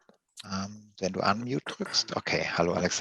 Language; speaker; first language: German; native; German